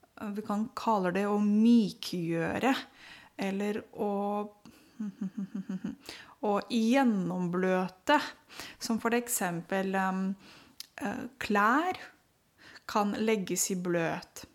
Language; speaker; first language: Norwegian; non-native, fluent; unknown